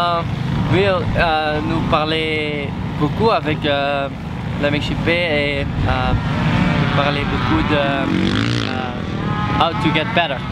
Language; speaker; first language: French; non-native, learner; Dutch